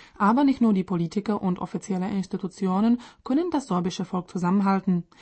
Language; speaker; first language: German; non-native, fluent; Czech